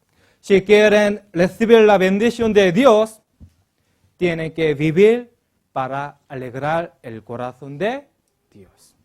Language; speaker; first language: Spanish; non-native, learner; Korean